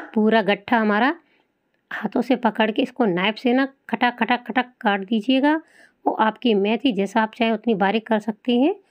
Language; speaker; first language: Hindi; native; Hindi